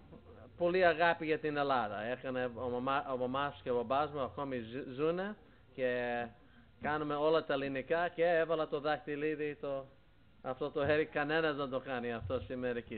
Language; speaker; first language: Greek; early bilingual, heritage; Greek